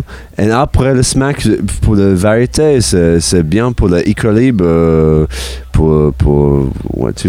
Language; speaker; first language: French; non-native, learner; English